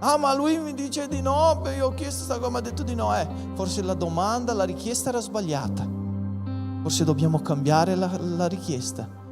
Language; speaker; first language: Italian; non-native, fluent; Portuguese